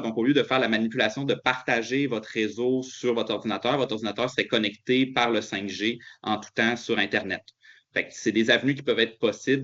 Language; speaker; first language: French; native; French